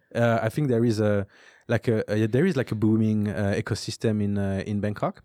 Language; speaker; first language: English; non-native, fluent; French